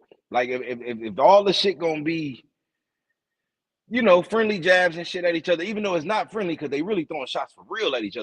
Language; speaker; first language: English; native; English